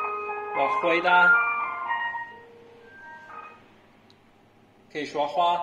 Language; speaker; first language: Chinese; non-native, learner; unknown